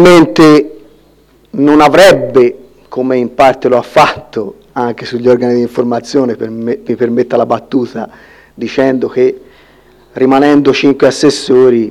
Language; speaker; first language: Italian; native; Italian